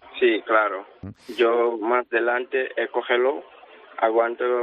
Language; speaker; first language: Spanish; non-native, learner; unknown